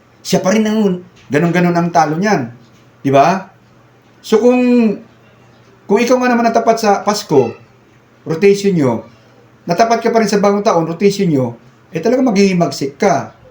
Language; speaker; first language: Filipino; non-native, local second language; Cebuano